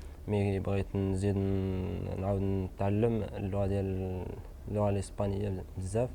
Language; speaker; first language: Arabic; non-native, local second language; Berber languages